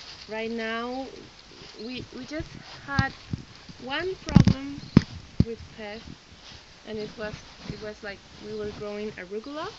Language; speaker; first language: English; non-native, fluent; Spanish